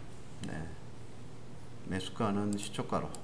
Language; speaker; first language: Korean; native; Korean